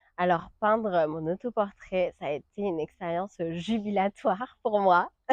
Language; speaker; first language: French; non-native, fluent; Spanish